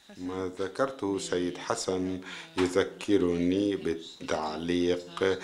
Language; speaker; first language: Arabic; native; Arabic